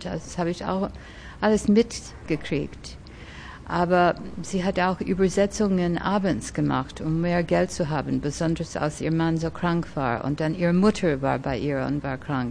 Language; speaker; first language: German; early bilingual, other home language; French